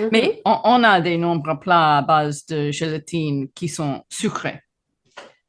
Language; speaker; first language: French; non-native, fluent; English